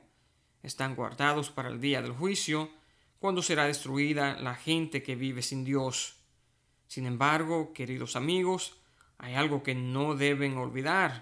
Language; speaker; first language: Spanish; native; Spanish